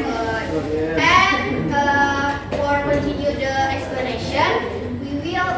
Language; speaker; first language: English; non-native, learner; Indonesian